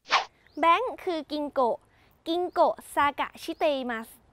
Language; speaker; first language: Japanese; non-native, learner; Thai